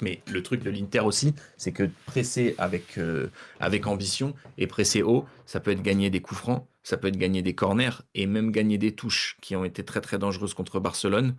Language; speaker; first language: French; native; French